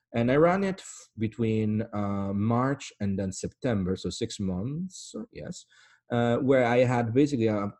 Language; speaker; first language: English; non-native, fluent; Italian